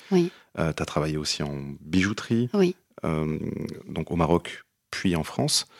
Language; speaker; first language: French; native; French